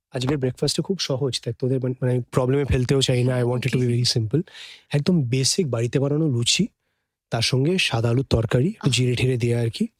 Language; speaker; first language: Bangla; native; Bangla